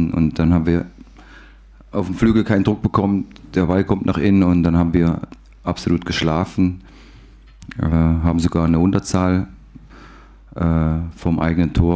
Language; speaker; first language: German; native; German